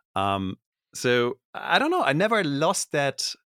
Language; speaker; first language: English; non-native, fluent; German